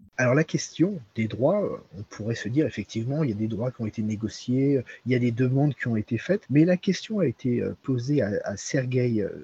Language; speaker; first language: French; native; French